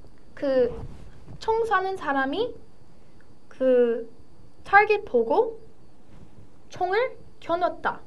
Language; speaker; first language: Korean; early bilingual, heritage; English